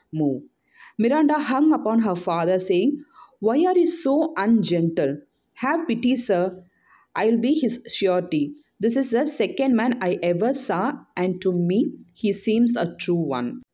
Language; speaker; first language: English; non-native, local second language; Tamil